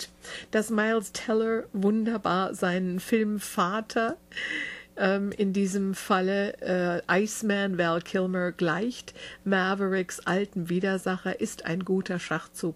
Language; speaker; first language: German; native; German